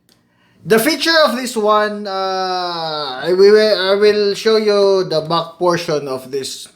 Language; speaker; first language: English; non-native, local second language; Filipino